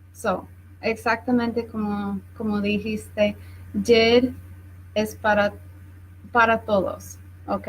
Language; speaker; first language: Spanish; non-native, fluent; English